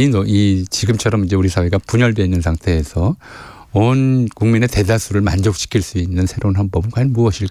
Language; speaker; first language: Korean; native; Korean